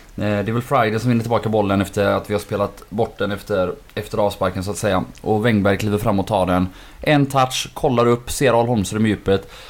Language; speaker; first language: Swedish; native; Swedish